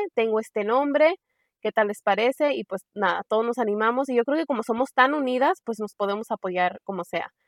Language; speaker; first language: Spanish; early bilingual, heritage; Spanish